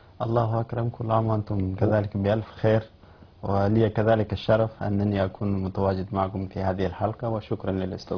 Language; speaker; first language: Arabic; non-native, fluent; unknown